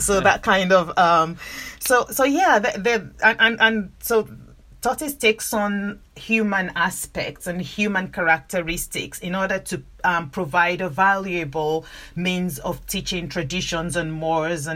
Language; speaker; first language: English; non-native, local second language; Yoruba